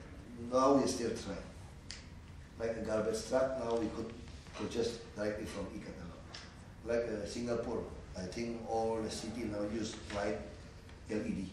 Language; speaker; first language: English; non-native, learner; Indonesian